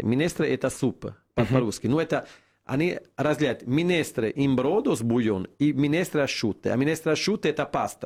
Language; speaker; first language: Russian; non-native, fluent; Italian